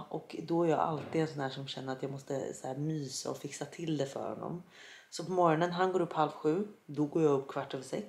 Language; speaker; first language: Swedish; native; Swedish